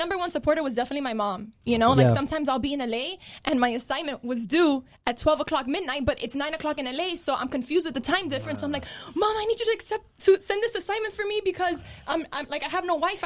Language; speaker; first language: English; native; English